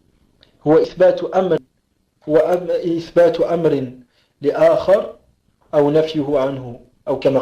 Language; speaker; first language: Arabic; non-native, fluent; French